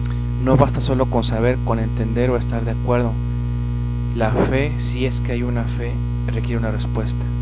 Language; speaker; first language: Spanish; native; Spanish